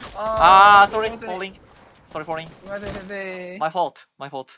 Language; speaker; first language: English; non-native, learner; Japanese